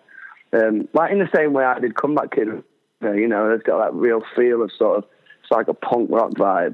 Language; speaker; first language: English; native; English